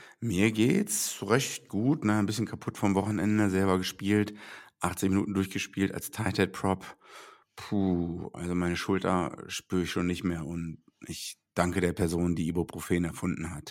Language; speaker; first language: German; native; German